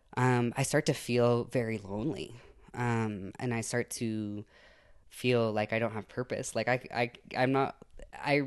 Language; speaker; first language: English; native; English